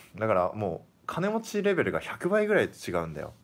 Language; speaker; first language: Japanese; native; Japanese